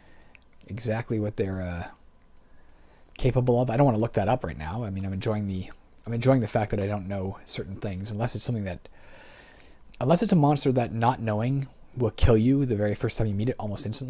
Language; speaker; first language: English; native; English